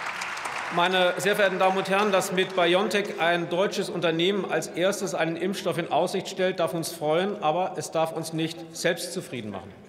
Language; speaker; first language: German; native; German